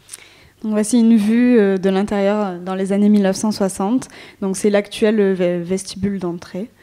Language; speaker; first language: French; native; French